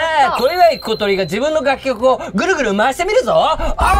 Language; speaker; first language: Japanese; native; Japanese